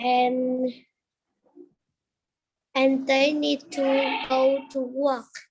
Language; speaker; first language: English; non-native, learner; Vietnamese